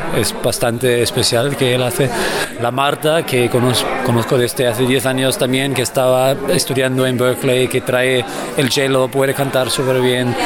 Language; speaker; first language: Spanish; non-native, fluent; German